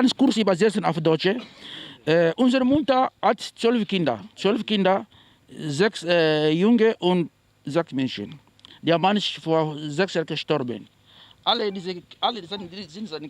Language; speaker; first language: German; non-native, learner; Portuguese